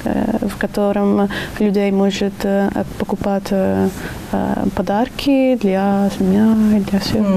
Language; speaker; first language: Russian; non-native, learner; Italian